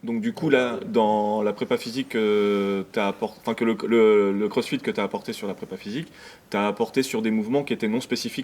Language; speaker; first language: French; native; French